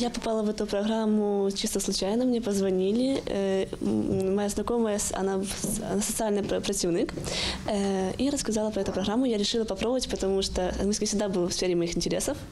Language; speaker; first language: Ukrainian; non-native, local second language; Russian